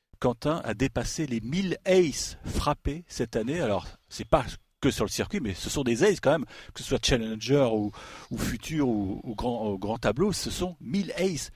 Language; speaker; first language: French; native; French